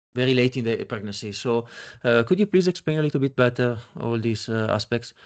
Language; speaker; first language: English; non-native, fluent; Italian